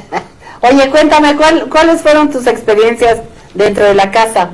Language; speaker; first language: Spanish; native; Spanish